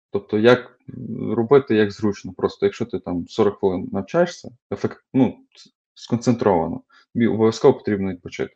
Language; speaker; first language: Ukrainian; native; Ukrainian